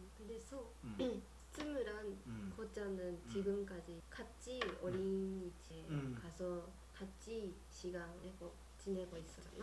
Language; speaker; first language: Korean; non-native, learner; Japanese